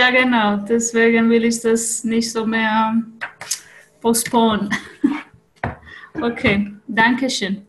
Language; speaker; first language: German; non-native, fluent; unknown